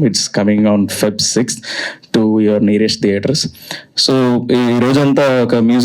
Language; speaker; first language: Telugu; native; Telugu